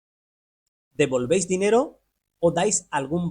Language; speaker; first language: Spanish; non-native, fluent; Urdu